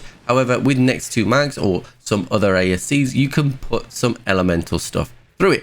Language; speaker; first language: English; native; English